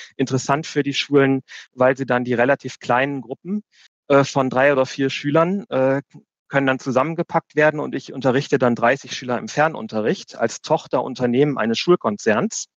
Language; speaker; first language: German; native; German